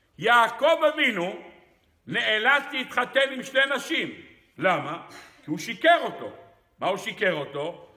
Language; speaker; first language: Hebrew; native; Hebrew